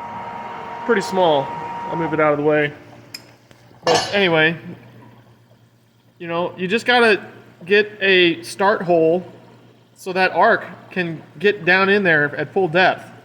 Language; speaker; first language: English; native; English